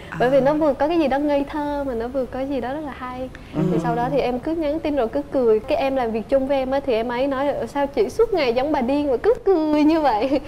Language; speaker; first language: Vietnamese; native; Vietnamese